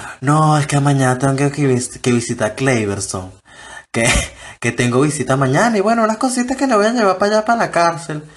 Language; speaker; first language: Spanish; native; Spanish